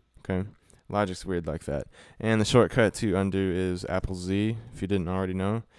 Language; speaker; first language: English; native; English